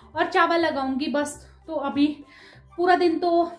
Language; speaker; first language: Hindi; non-native, local second language; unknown